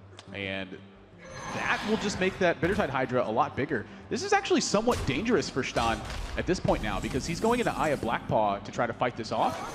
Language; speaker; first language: English; native; English